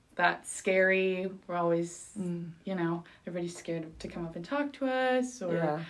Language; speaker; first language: English; early bilingual, other home language; Spanish